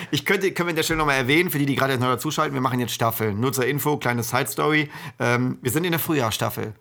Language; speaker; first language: German; early bilingual, other home language; Italian